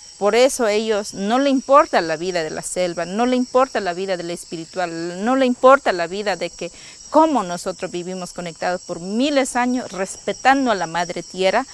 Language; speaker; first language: Spanish; non-native, local second language; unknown